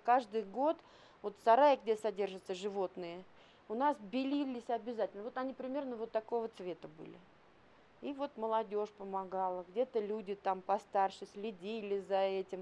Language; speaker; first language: Russian; native; Russian